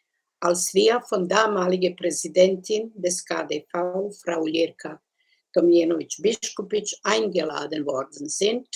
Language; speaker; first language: German; non-native, fluent; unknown